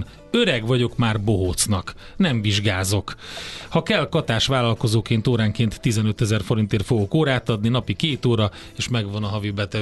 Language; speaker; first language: Hungarian; native; Hungarian